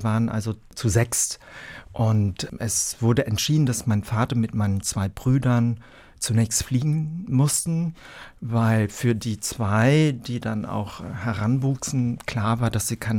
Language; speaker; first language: German; early bilingual, other home language; Vietnamese